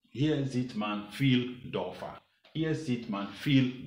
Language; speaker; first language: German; non-native, learner; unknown